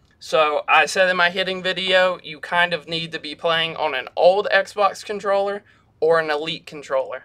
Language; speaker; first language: English; native; English